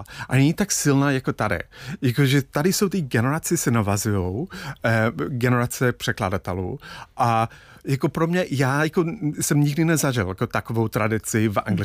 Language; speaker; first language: Czech; non-native, fluent; English